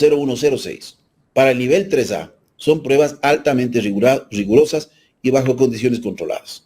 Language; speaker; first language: Spanish; native; Spanish